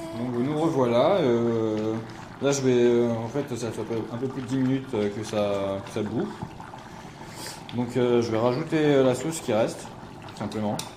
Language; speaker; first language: French; native; French